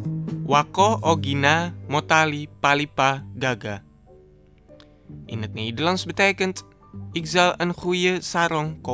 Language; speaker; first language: Dutch; non-native, learner; Indonesian